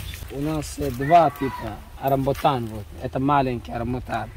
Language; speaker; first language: Russian; non-native, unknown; Swahili